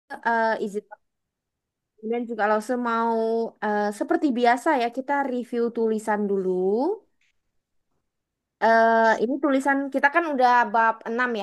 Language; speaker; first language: Indonesian; native; Indonesian